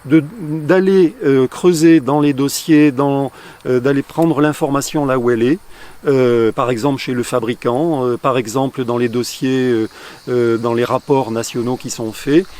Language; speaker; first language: French; native; French